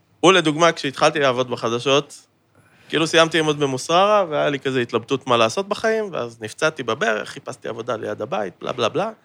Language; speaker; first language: Hebrew; native; Hebrew